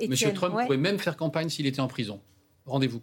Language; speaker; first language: French; native; French